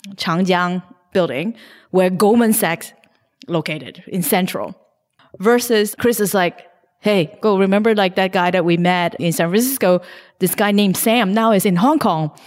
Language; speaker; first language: English; non-native, local second language; Cantonese